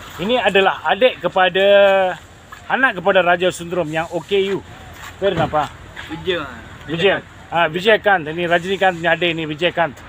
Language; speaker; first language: Malay; non-native, local second language; Tamil